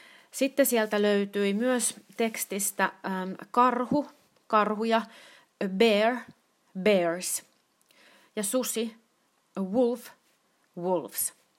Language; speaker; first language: Finnish; native; Finnish